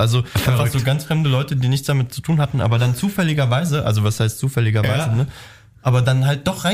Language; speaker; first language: German; native; German